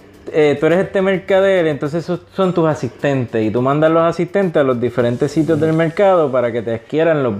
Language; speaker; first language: Spanish; native; Spanish